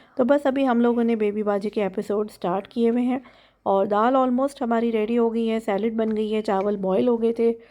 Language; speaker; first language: Urdu; native; Urdu